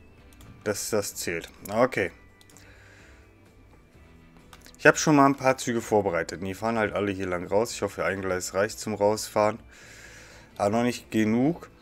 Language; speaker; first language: German; native; German